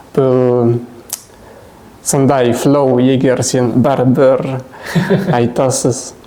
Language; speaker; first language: Kazakh; non-native, learner; Swiss German